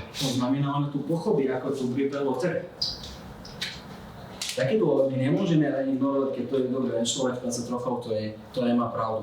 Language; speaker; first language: Slovak; non-native, learner; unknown